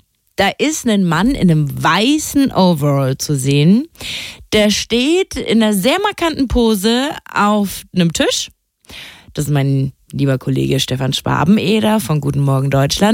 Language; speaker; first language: German; native; German